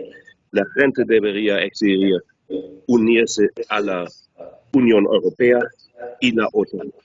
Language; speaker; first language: Spanish; non-native, learner; German